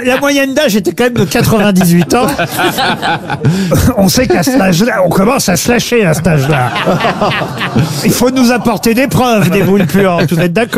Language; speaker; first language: French; native; French